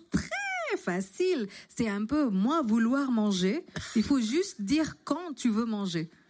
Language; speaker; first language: French; non-native, fluent; Indonesian